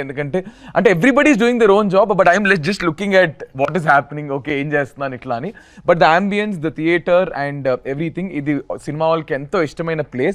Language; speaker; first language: Telugu; native; Telugu